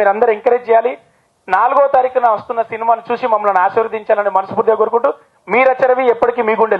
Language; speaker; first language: Telugu; native; Telugu